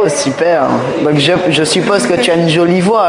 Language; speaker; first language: French; native; French